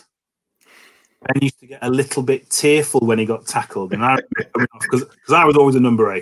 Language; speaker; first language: English; native; English